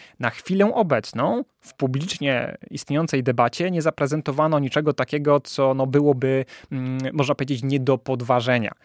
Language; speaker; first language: Polish; native; Polish